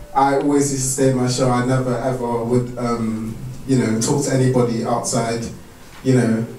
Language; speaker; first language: English; non-native, fluent; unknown